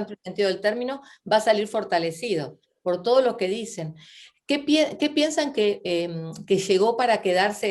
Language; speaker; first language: Spanish; native; Spanish